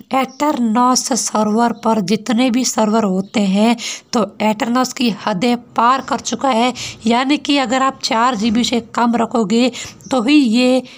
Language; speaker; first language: Hindi; native; Hindi